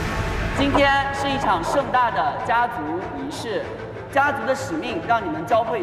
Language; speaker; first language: Chinese; native; Chinese